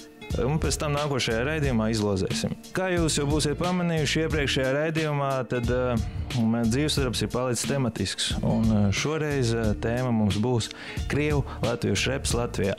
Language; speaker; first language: Latvian; native; Latvian